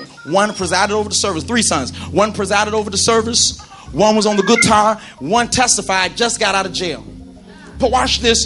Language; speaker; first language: English; native; English